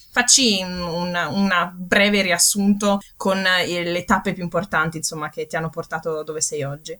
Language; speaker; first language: Italian; native; Italian